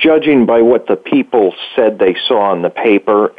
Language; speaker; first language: English; native; English